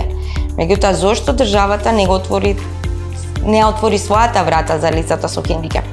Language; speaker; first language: Macedonian; native; Macedonian